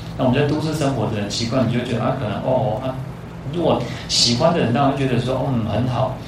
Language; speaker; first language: Chinese; non-native, local second language; Min Nan Chinese